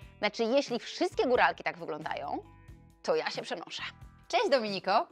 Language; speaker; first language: Polish; native; Polish